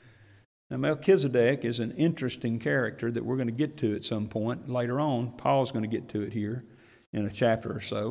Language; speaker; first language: English; native; English